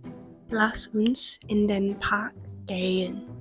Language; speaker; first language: German; non-native, learner; Korean